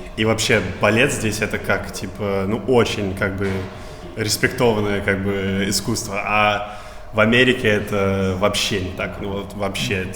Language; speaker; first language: Russian; early bilingual, other home language; English